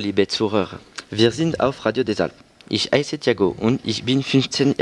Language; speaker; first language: German; non-native, learner; French